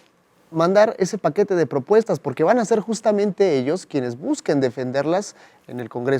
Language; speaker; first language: Spanish; native; Spanish